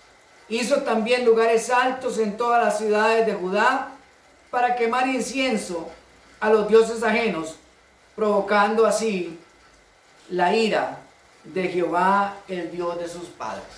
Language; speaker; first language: Spanish; native; Spanish